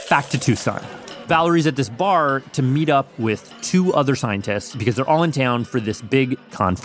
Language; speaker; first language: English; native; English